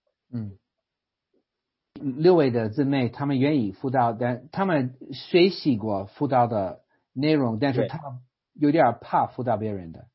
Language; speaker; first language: Chinese; non-native, fluent; English